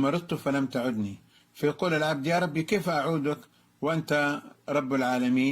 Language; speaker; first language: Arabic; native; Arabic